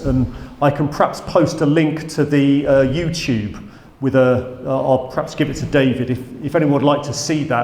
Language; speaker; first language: English; native; English